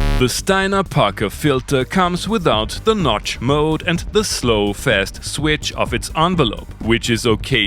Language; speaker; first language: English; non-native, fluent; German